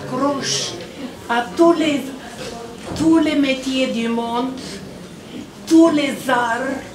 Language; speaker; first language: French; non-native, fluent; Romanian